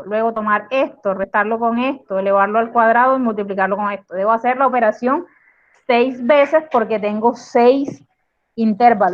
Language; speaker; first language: Spanish; native; Spanish